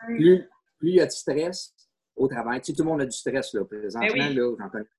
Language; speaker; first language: French; native; French